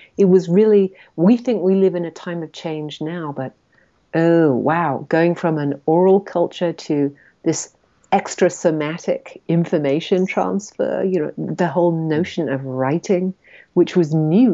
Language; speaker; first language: English; native; English